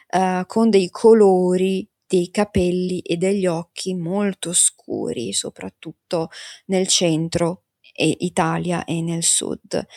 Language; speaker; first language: Italian; native; Italian